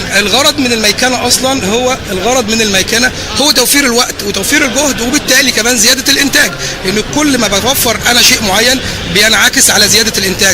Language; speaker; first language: Arabic; native; Arabic